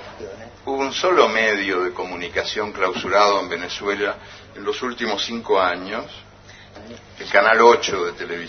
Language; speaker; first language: Spanish; native; Spanish